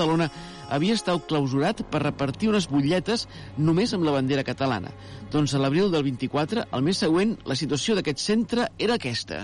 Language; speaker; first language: Catalan; native; Catalan